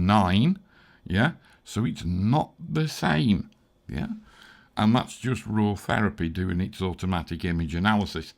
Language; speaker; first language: English; native; English